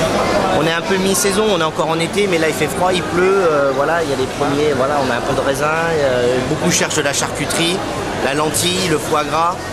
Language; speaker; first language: French; native; French